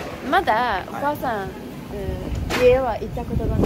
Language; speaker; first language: Japanese; non-native, learner; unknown